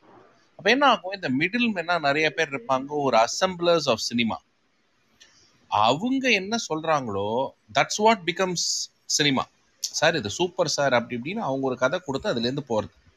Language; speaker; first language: Tamil; native; Tamil